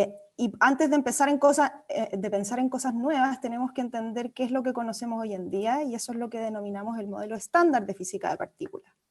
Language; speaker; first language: Spanish; native; Spanish